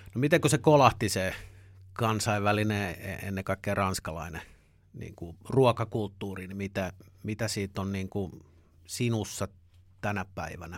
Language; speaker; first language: Finnish; native; Finnish